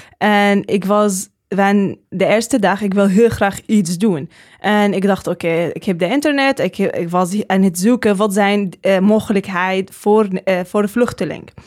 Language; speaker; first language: Dutch; non-native, learner; Arabic